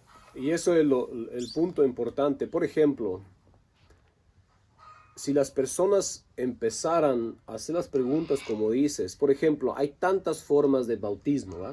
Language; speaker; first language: Spanish; non-native, local second language; Low German